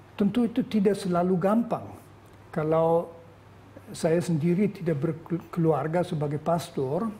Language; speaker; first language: Indonesian; non-native, fluent; German